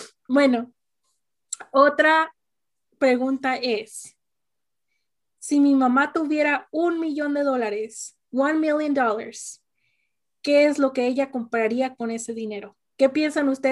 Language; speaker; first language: Spanish; early bilingual, heritage; Spanish